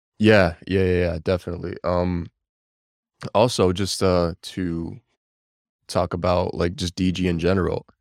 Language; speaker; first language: English; early bilingual, other home language; Bulgarian